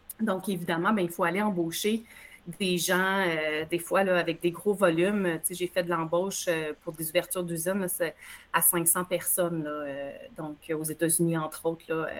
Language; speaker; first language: French; native; French